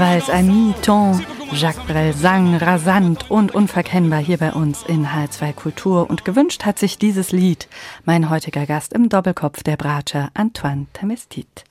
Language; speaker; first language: German; native; German